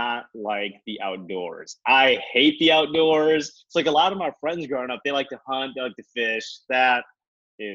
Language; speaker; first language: English; native; English